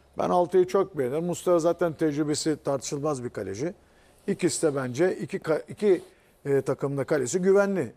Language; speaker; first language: Turkish; native; Turkish